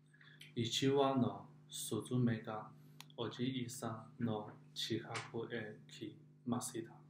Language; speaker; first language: Japanese; non-native, learner; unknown